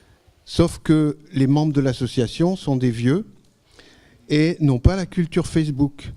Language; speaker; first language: French; native; French